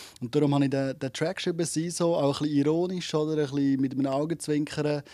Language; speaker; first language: German; native; German